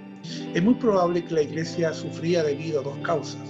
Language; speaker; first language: Spanish; native; Spanish